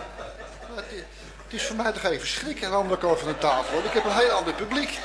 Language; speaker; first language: Dutch; native; Dutch